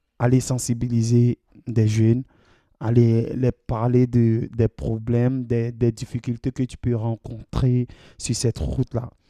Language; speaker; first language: French; non-native, local second language; Dyula